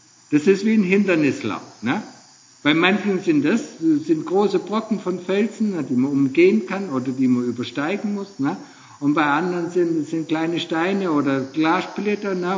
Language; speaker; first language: German; native; German